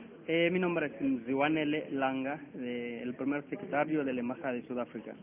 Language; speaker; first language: Spanish; non-native, learner; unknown